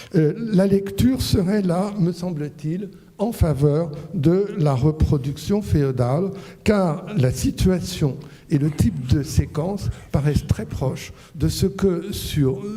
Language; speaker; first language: French; native; French